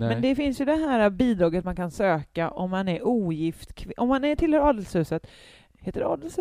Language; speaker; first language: Swedish; native; Swedish